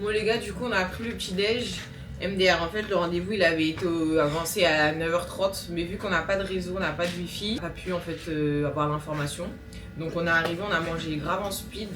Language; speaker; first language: French; native; French